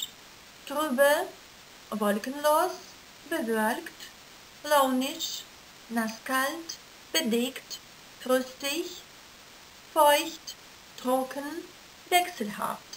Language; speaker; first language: German; non-native, fluent; Russian